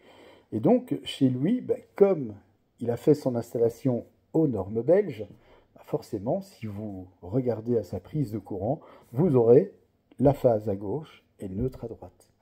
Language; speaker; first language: French; native; French